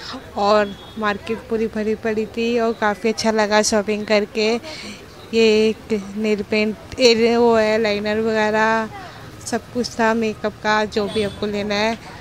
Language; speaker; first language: Hindi; native; Hindi